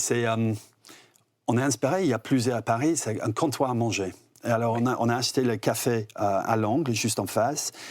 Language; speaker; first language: French; non-native, fluent; English